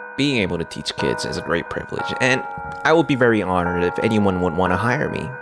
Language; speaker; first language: English; non-native, fluent; Korean